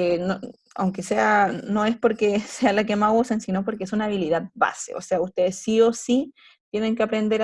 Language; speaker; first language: Spanish; native; Spanish